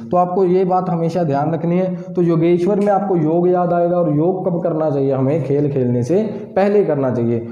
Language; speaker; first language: Hindi; native; Hindi